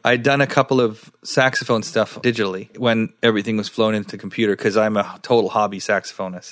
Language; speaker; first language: English; early bilingual, other home language; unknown